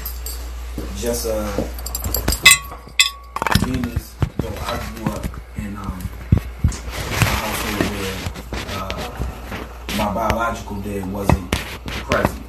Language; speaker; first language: English; native; English